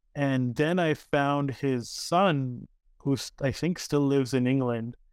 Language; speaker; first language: English; early bilingual, other home language; Arabic